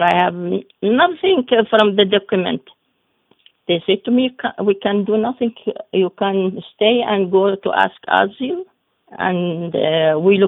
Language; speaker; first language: English; non-native, learner; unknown